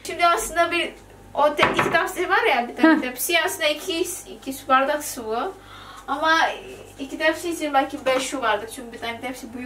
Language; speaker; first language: Turkish; non-native, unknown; Indonesian